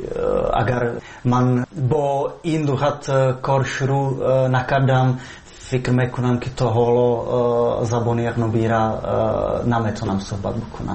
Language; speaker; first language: Persian; non-native, fluent; Slovak